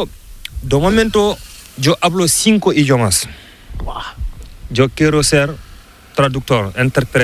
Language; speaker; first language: Spanish; non-native, learner; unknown